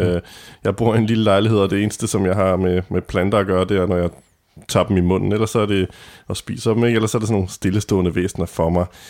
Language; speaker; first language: Danish; native; Danish